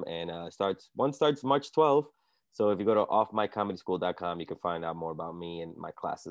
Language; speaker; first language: English; early bilingual, other home language; Spanish